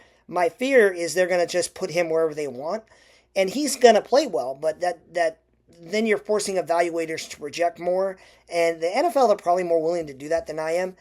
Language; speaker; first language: English; native; English